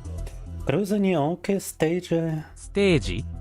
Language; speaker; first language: Japanese; non-native, learner; Russian